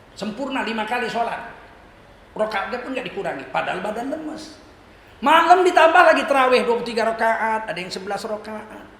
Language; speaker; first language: Indonesian; native; Indonesian